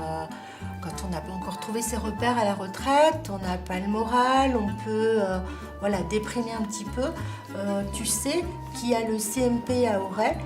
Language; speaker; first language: French; native; French